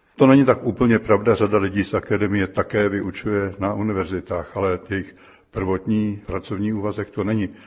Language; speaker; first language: Czech; native; Czech